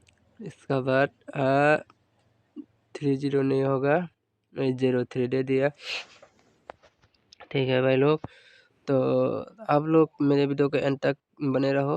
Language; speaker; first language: Hindi; non-native, local second language; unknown